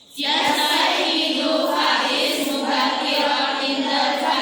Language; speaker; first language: Arabic; non-native, learner; Indonesian